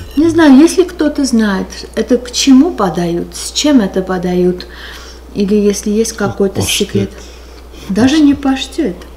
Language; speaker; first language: Russian; non-native, local second language; Armenian